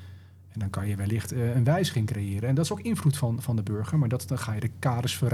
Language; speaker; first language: Dutch; native; Dutch